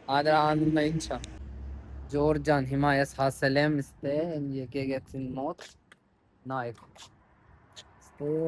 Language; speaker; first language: Armenian; non-native, learner; Hindi